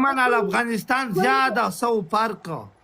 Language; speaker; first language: Arabic; non-native, learner; Pashto